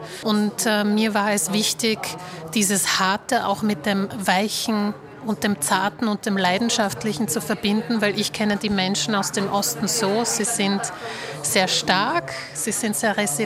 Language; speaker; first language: German; early bilingual, other home language; Slovak